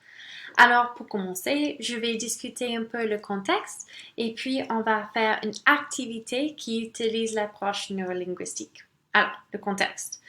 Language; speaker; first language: French; non-native, local second language; English